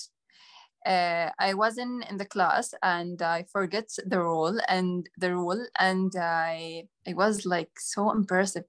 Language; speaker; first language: English; non-native, learner; Arabic